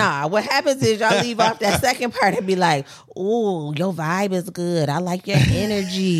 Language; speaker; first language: English; native; English